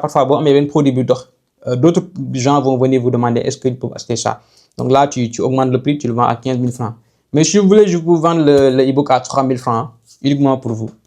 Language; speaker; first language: French; non-native, local second language; Wolof